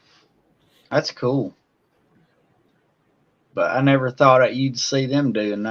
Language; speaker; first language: English; native; English